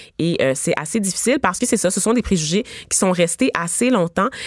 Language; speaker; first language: French; native; French